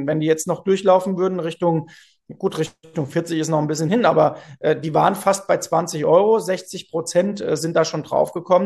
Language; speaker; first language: German; native; German